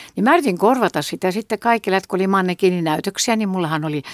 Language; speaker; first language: Finnish; native; Finnish